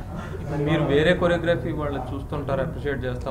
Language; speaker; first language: Telugu; native; Telugu